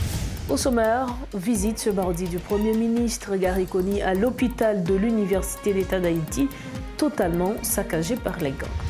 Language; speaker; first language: French; non-native, local second language; Haitian Creole